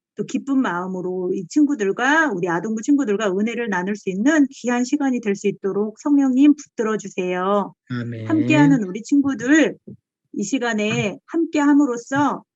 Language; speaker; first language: Korean; native; Korean